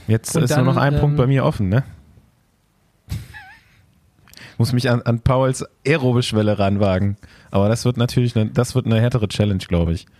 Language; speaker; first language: German; native; German